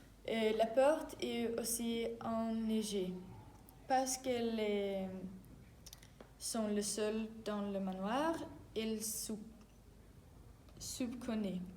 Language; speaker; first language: French; non-native, learner; Danish